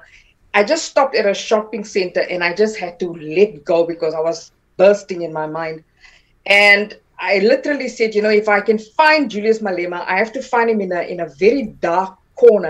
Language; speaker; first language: English; non-native, local second language; Afrikaans